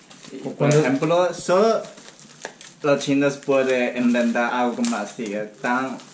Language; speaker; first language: Spanish; non-native, learner; Chinese